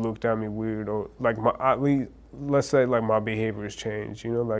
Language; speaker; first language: English; early bilingual, other home language; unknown